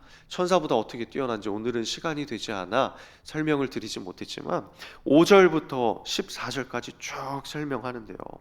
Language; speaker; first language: Korean; native; Korean